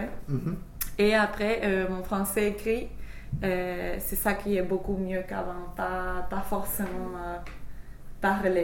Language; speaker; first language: French; non-native, fluent; English